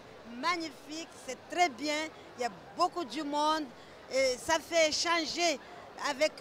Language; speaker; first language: French; non-native, local second language; Comorian